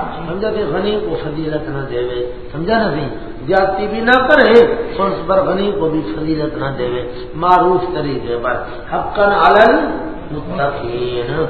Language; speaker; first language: Urdu; non-native, local second language; Punjabi